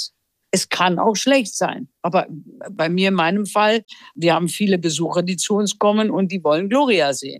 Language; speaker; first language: German; early bilingual, heritage; German